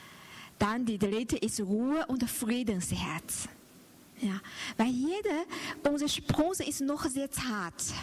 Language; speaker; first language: German; non-native, learner; Chinese